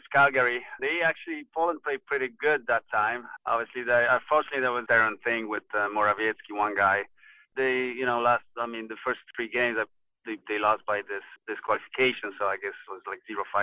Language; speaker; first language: English; non-native, fluent; Polish